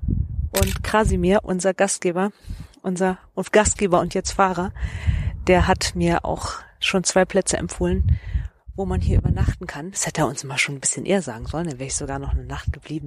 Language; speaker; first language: German; native; German